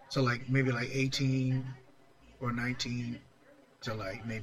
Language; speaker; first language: English; native; English